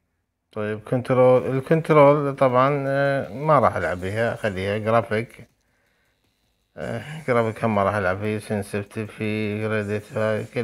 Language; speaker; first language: Arabic; native; Arabic